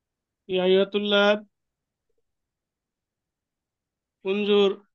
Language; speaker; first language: Arabic; non-native, learner; Bangla